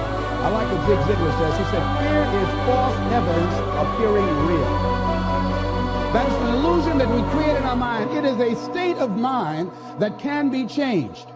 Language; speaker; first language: English; native; English